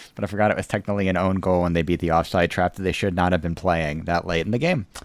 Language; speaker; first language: English; native; English